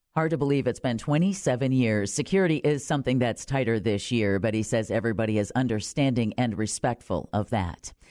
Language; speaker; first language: English; native; English